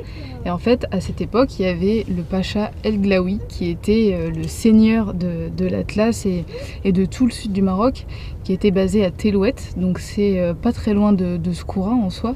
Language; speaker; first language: French; native; French